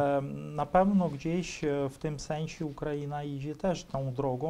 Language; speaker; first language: Polish; non-native, fluent; Ukrainian